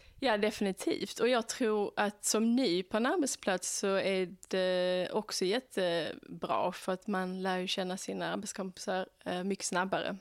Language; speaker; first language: Swedish; native; Swedish